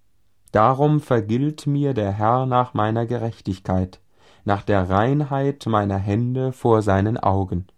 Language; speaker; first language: German; native; German